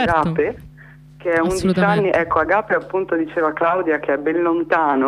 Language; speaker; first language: Italian; native; Italian